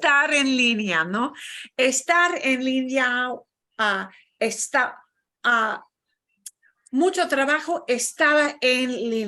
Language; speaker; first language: Spanish; non-native, fluent; English